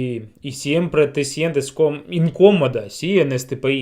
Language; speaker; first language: Spanish; non-native, fluent; Russian